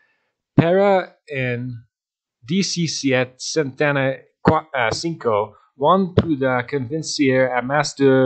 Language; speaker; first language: Spanish; non-native, learner; English